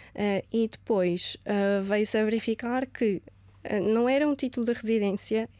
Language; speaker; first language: Portuguese; early bilingual, other home language; Romanian